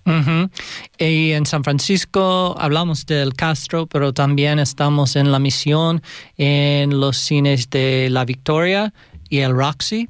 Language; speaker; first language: Spanish; non-native, learner; English